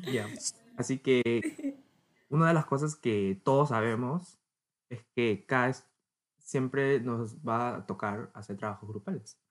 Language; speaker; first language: Spanish; native; Spanish